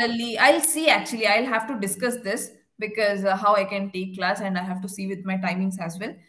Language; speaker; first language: English; non-native, local second language; Kannada